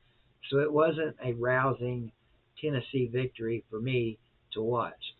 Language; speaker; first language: English; native; English